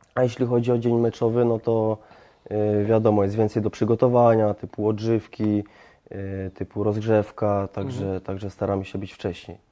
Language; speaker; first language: Polish; early bilingual, heritage; French